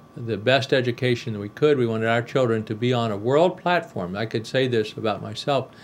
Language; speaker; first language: English; native; English